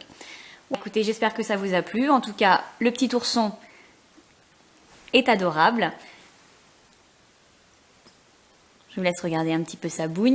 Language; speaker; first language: French; native; French